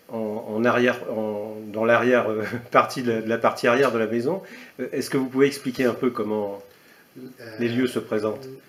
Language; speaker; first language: French; native; French